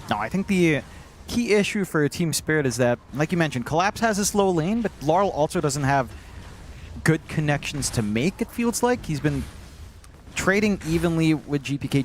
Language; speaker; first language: English; native; English